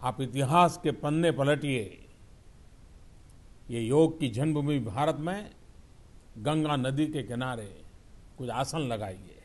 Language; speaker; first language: Hindi; non-native, local second language; Gujarati